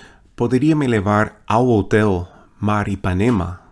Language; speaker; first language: Portuguese; non-native, fluent; English